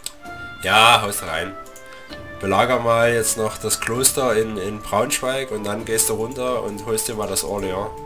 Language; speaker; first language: German; native; German